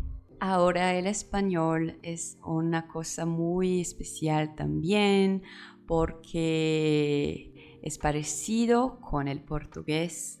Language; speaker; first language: Spanish; non-native, learner; Portuguese